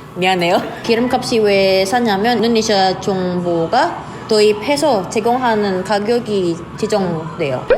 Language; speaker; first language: Korean; non-native, fluent; Indonesian